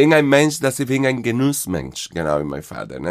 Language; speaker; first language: German; non-native, fluent; Spanish